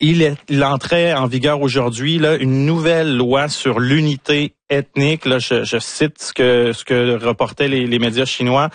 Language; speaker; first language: French; native; French